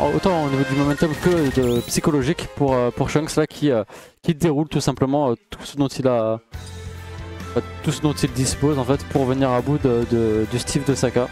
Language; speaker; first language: French; native; French